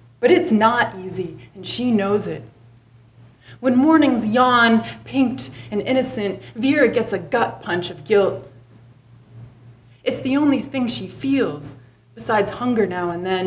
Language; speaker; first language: English; native; English